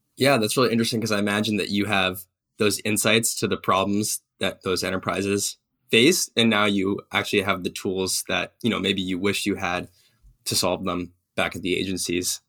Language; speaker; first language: English; native; English